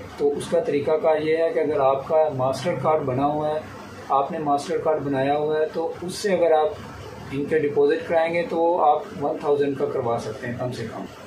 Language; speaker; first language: Urdu; non-native, local second language; Punjabi